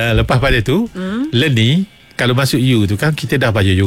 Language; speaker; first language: Malay; native; Malay